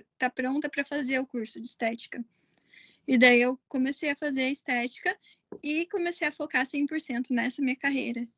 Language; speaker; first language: Portuguese; native; Portuguese